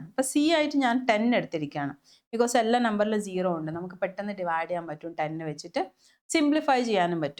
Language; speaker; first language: Malayalam; native; Malayalam